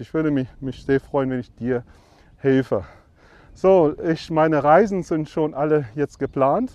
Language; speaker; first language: German; non-native, fluent; English